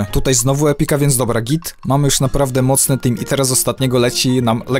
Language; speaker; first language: Polish; native; Polish